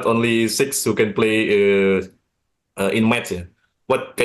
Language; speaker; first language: English; non-native, learner; Indonesian